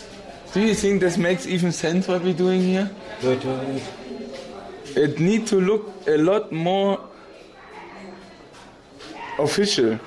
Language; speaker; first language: English; non-native, learner; German